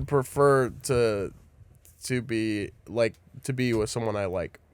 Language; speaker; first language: English; native; English